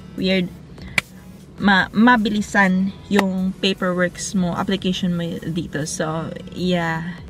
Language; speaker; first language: English; non-native, local second language; Cebuano